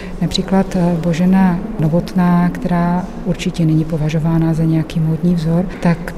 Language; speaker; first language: Czech; native; Czech